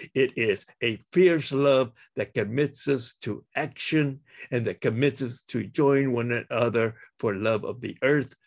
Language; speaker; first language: English; early bilingual, other home language; Spanish